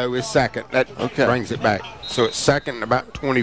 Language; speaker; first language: English; native; English